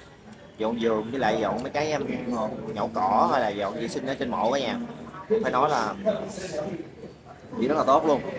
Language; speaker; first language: Vietnamese; native; Vietnamese